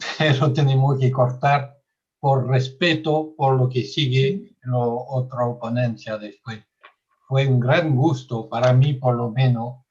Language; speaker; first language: Spanish; non-native, fluent; French